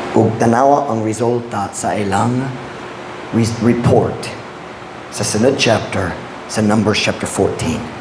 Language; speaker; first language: Cebuano; non-native, fluent; English